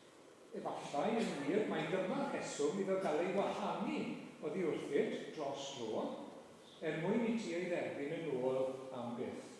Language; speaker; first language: Welsh; native; Welsh